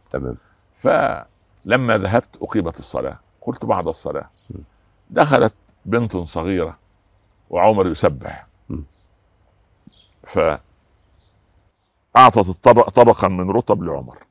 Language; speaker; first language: Arabic; native; Arabic